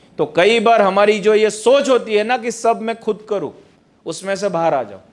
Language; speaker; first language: Hindi; non-native, local second language; Gujarati